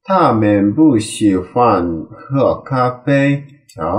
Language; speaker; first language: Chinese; non-native, learner; Korean